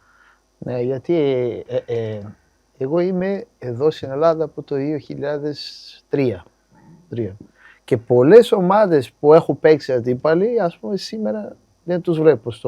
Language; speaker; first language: Greek; non-native, fluent; Portuguese